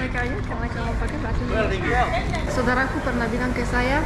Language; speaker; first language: Indonesian; non-native, fluent; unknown